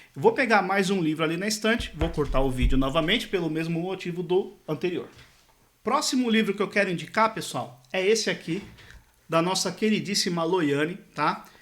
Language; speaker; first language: Portuguese; native; Portuguese